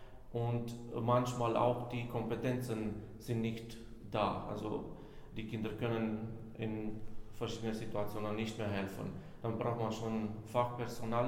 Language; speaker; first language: German; non-native, fluent; Romanian